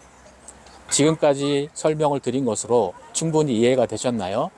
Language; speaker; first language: Korean; native; Korean